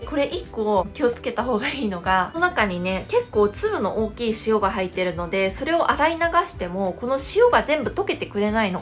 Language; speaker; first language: Japanese; non-native, fluent; Korean